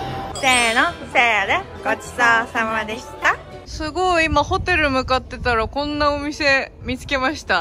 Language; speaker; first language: Japanese; native; Japanese